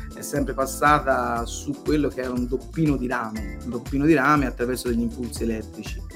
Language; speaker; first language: Italian; native; Italian